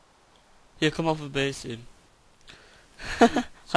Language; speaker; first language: German; native; German